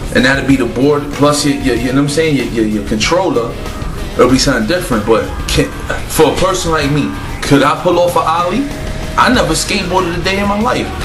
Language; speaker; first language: English; native; English